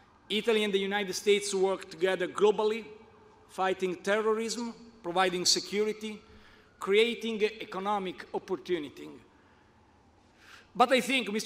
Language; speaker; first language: English; non-native, fluent; Italian